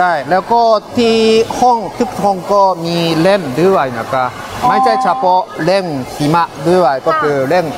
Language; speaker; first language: Thai; non-native, learner; Japanese